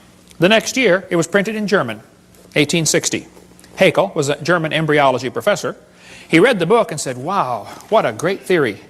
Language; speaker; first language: English; native; English